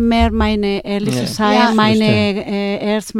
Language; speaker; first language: German; non-native, fluent; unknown